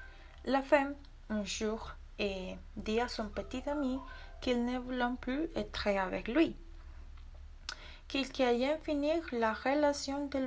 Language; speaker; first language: French; non-native, learner; Spanish